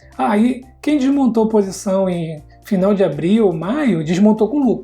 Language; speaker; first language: Portuguese; native; Portuguese